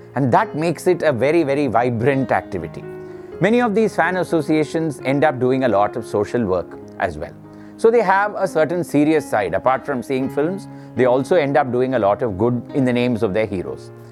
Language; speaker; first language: English; non-native, local second language; Tamil